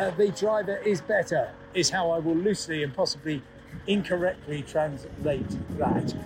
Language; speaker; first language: English; native; English